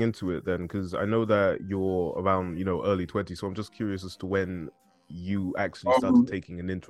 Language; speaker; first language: English; native; English